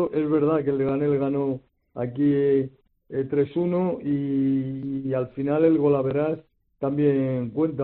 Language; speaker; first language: Spanish; native; Spanish